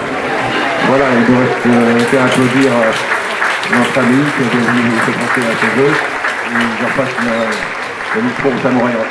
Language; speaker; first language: French; native; French